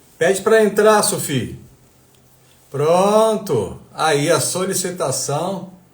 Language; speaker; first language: Portuguese; native; Portuguese